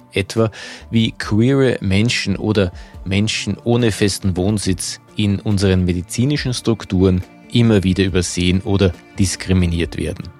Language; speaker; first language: German; native; German